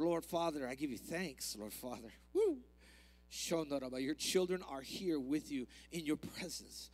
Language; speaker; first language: English; early bilingual, other home language; Spanish